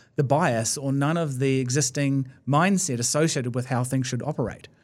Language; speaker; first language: English; native; English